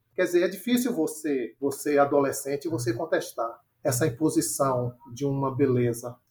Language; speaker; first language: Portuguese; native; Portuguese